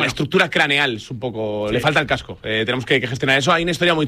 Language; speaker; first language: Spanish; native; Spanish